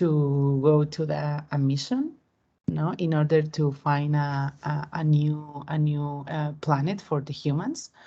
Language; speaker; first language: English; non-native, learner; Spanish